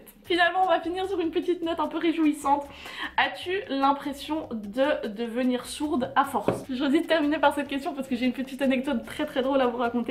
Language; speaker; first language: French; native; French